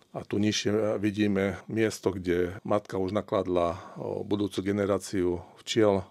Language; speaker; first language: Slovak; native; Slovak